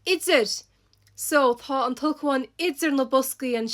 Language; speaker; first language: Irish; non-native, local second language; English